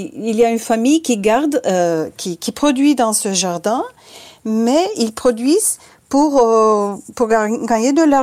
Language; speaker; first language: French; non-native, fluent; Turkish